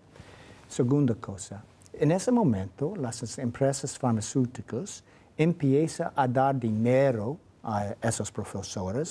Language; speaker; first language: Spanish; non-native, fluent; English